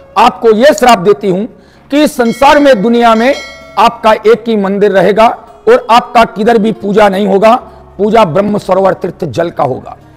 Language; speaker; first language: Hindi; non-native, local second language; Marathi